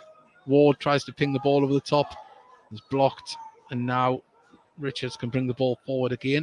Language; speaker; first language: English; native; English